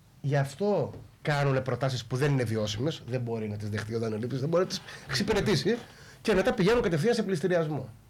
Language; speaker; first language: Greek; native; Greek